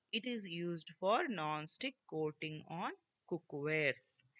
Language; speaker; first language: English; non-native, local second language; Kannada